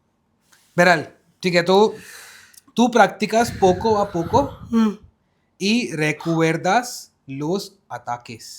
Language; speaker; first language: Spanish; non-native, learner; Hindi